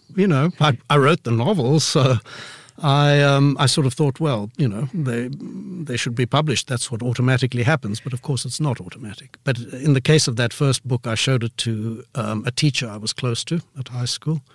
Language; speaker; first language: English; native; English